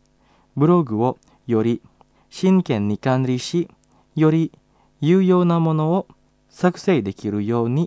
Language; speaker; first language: Japanese; non-native, fluent; Indonesian